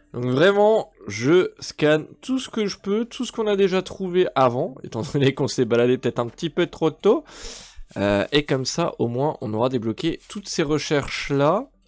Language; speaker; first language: French; native; French